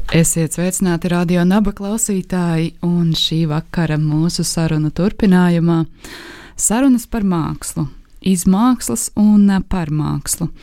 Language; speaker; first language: Latvian; native; Latvian